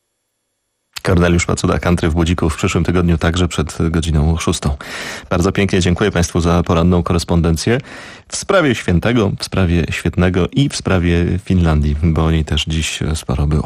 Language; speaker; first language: Polish; native; Polish